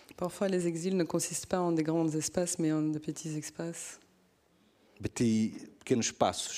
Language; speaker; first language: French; non-native, learner; Portuguese